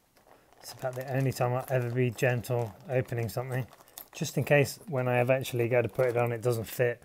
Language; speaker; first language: English; native; English